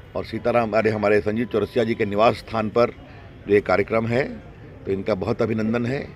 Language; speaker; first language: Hindi; native; Hindi